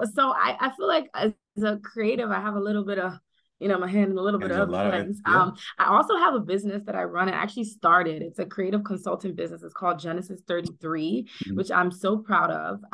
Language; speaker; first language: English; native; English